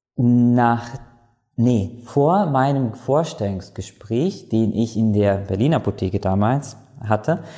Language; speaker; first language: German; non-native, fluent; Latvian